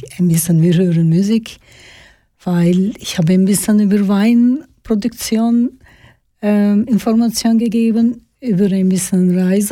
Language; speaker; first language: German; non-native, learner; Georgian